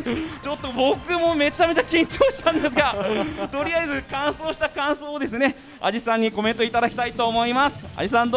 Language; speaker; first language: Japanese; native; Japanese